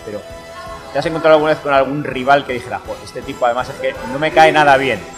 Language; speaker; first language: Spanish; native; Spanish